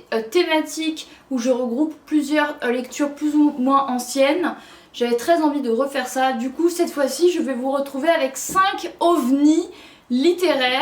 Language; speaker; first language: French; native; French